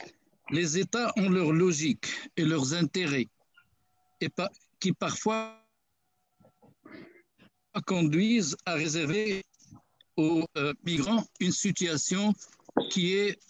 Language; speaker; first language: French; non-native, local second language; Arabic